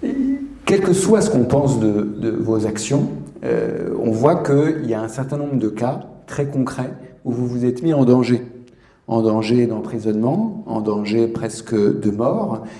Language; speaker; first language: French; native; French